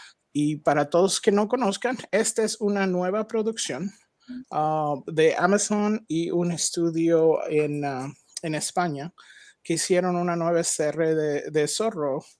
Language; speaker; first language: Spanish; non-native, learner; English